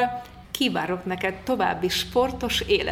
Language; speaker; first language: Hungarian; native; Hungarian